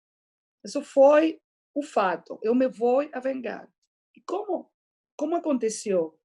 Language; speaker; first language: Portuguese; non-native, fluent; Spanish